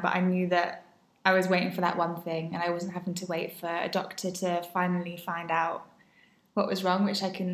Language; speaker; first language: English; native; English